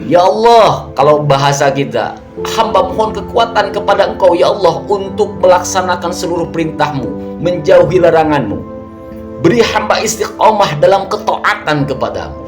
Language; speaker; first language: Indonesian; native; Indonesian